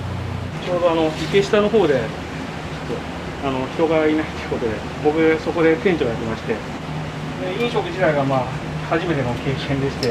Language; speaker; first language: Japanese; native; Japanese